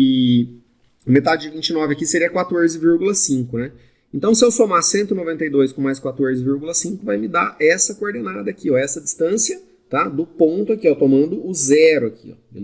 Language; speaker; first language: Portuguese; native; Portuguese